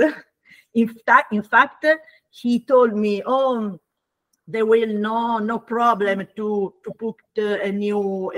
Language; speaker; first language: English; non-native, learner; Italian